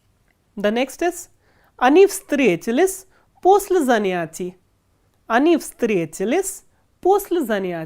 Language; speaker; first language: Russian; non-native, fluent; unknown